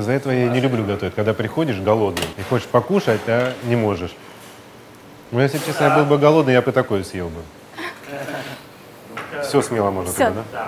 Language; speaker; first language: Russian; native; Russian